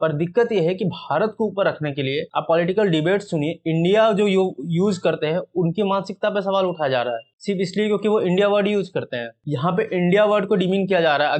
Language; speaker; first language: Hindi; native; Hindi